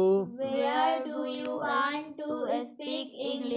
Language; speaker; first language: English; non-native, learner; Hindi